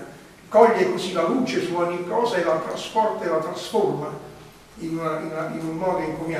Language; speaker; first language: Italian; native; Italian